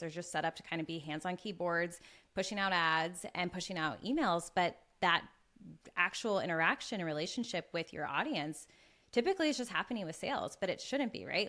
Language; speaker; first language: English; native; English